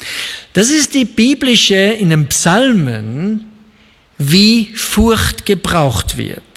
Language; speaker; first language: German; native; German